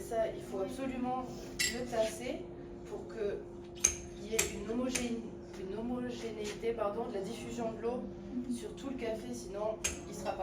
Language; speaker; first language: French; native; French